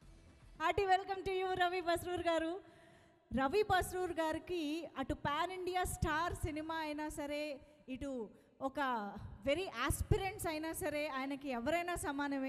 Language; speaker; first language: Telugu; native; Telugu